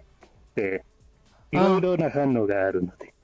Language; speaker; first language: Japanese; non-native, learner; English